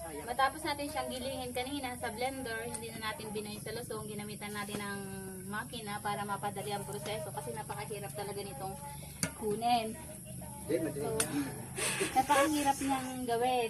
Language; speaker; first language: Filipino; native; Filipino